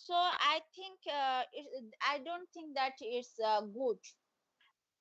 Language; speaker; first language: English; non-native, learner; Bangla